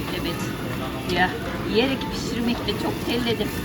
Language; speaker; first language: Turkish; non-native, learner; Japanese